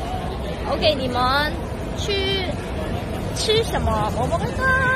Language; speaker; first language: Chinese; non-native, learner; Korean